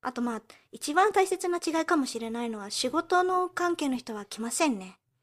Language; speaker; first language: Japanese; early bilingual, heritage; Japanese